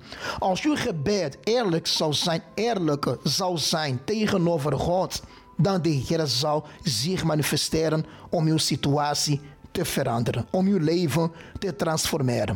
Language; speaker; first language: Dutch; non-native, fluent; Portuguese